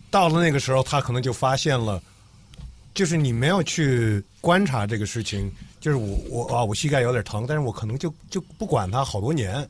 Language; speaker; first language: Chinese; non-native, fluent; English